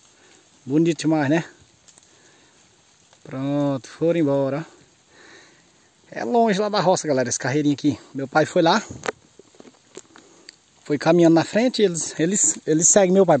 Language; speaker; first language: Portuguese; native; Portuguese